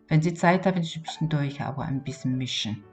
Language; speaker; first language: German; non-native, learner; Korean